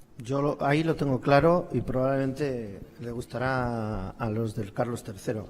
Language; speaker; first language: Spanish; native; Spanish